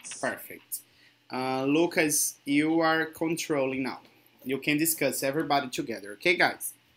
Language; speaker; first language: English; non-native, fluent; Portuguese